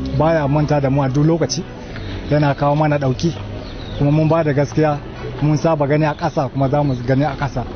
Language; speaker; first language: Hausa; non-native, local second language; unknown